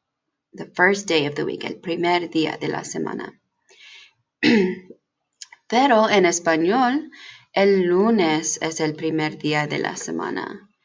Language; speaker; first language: Spanish; non-native, fluent; English